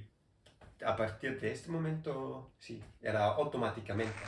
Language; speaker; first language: Spanish; non-native, learner; German